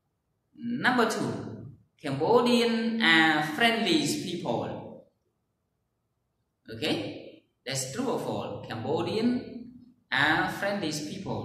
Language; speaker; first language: English; non-native, learner; Khmer